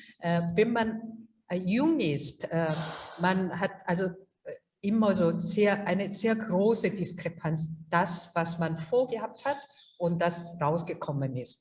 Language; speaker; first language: German; non-native, fluent; Korean